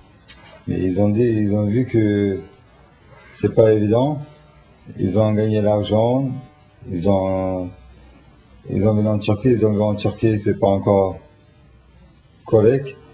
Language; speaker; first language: French; non-native, fluent; Turkish